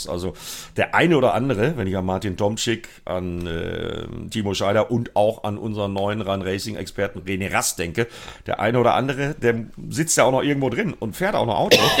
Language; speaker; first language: German; native; German